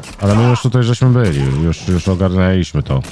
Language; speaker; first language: Polish; native; Polish